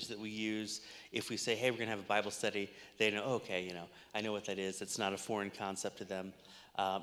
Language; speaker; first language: English; native; English